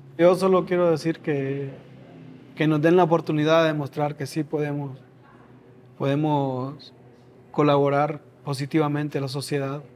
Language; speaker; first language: Spanish; native; Spanish